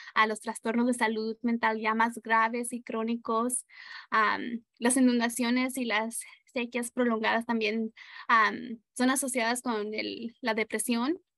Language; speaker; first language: Spanish; early bilingual, heritage; Spanish